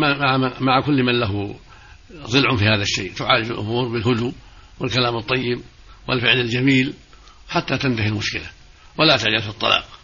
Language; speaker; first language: Arabic; native; Arabic